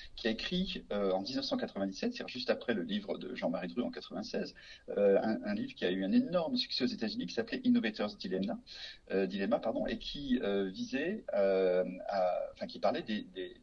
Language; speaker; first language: French; native; French